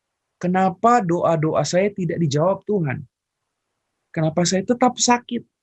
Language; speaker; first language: Indonesian; native; Indonesian